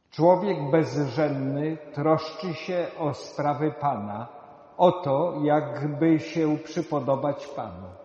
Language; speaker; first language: Polish; native; Polish